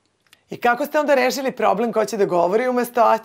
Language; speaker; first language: Serbian; native; Serbian